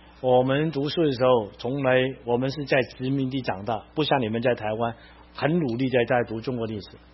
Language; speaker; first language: Chinese; non-native, local second language; Cantonese